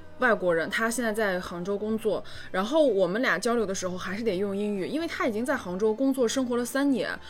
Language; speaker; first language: Chinese; native; Chinese